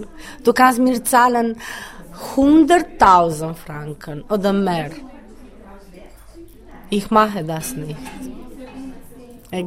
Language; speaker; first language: German; non-native, learner; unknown